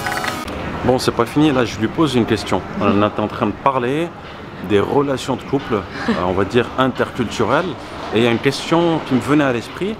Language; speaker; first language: French; native; French